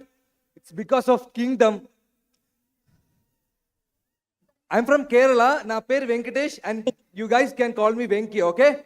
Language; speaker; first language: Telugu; non-native, learner; Malayalam